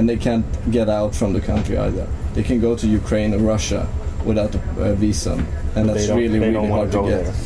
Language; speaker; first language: English; non-native, fluent; Swedish